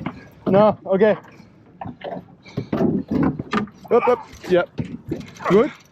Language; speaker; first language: English; non-native, learner; French